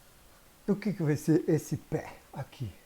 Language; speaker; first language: Portuguese; native; Portuguese